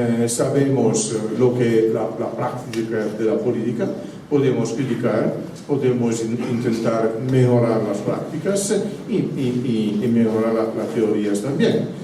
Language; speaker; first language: Spanish; non-native, fluent; Italian